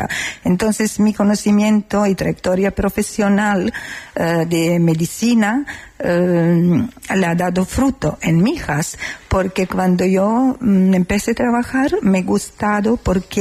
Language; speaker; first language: Spanish; non-native, learner; Serbian